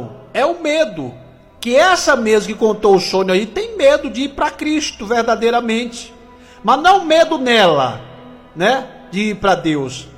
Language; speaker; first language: Portuguese; native; Portuguese